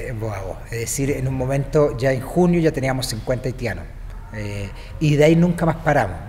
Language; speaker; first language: Spanish; native; Spanish